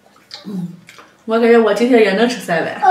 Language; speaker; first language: Chinese; native; Chinese